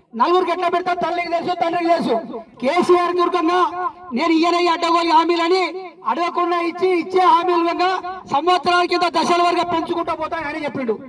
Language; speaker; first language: Telugu; native; Telugu